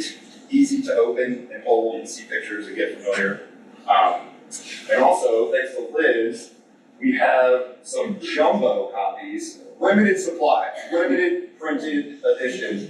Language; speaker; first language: English; native; English